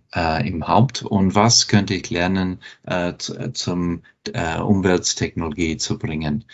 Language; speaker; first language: German; non-native, fluent; English